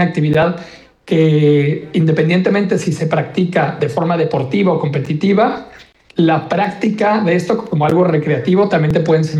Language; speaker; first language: Spanish; native; Spanish